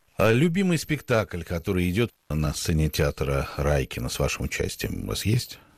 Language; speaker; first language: Russian; native; Russian